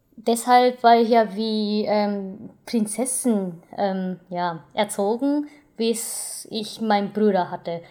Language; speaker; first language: German; non-native, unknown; Japanese